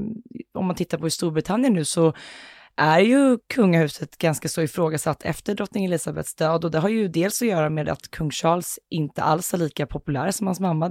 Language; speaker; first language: Swedish; native; Swedish